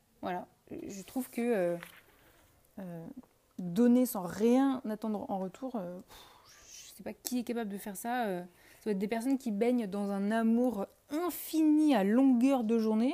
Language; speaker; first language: French; native; French